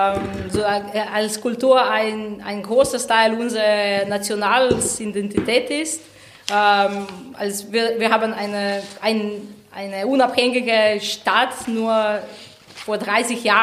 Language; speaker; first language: German; non-native, fluent; Slovenian